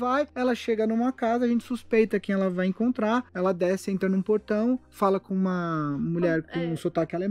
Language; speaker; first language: Portuguese; native; Portuguese